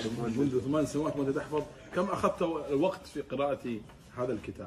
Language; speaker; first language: Arabic; native; Arabic